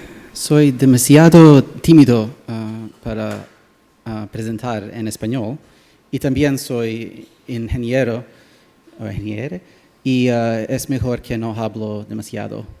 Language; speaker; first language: Spanish; non-native, learner; English